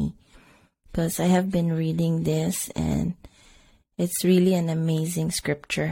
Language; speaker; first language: English; non-native, local second language; Cebuano